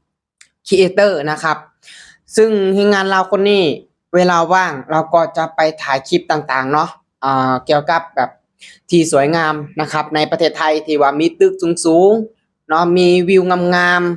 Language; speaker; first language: Thai; non-native, local second language; Lao